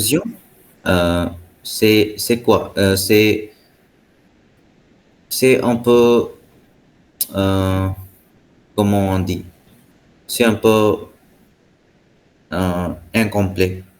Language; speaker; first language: French; non-native, fluent; Hindi